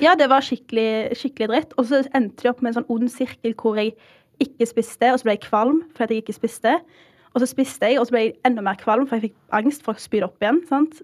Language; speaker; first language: Norwegian; early bilingual, heritage; Norwegian